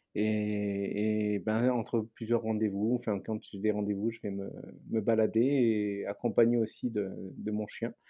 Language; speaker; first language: French; native; French